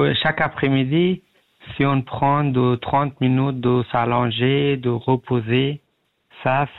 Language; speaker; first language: French; non-native, learner; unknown